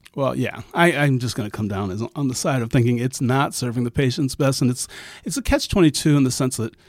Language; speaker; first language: English; native; English